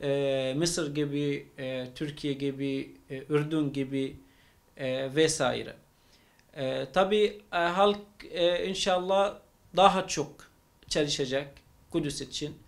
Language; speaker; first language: Turkish; non-native, fluent; Arabic